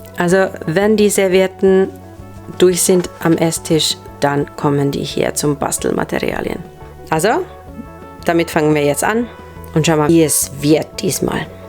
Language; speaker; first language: German; non-native, fluent; Finnish